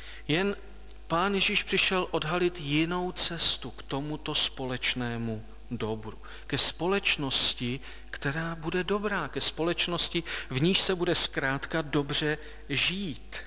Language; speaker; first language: Czech; native; Czech